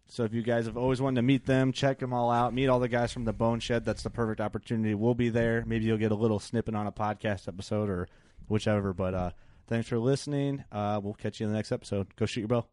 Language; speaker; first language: English; native; English